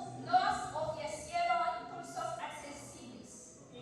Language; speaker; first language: Spanish; non-native, learner; French